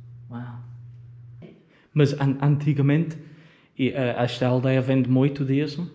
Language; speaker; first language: Portuguese; non-native, learner; English